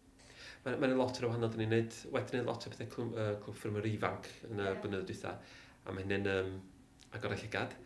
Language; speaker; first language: Welsh; native; Welsh